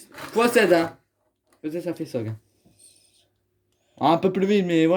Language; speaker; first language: French; native; French